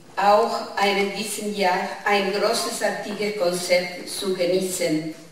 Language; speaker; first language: German; non-native, learner; Spanish